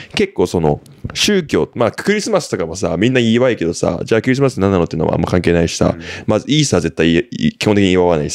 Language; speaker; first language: Japanese; native; Japanese